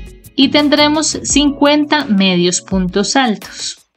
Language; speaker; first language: Spanish; native; Spanish